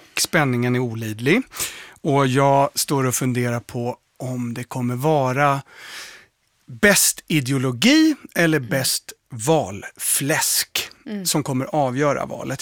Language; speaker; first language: Swedish; native; Swedish